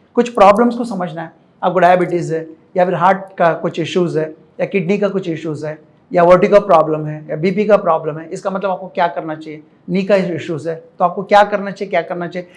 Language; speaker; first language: Hindi; non-native, local second language; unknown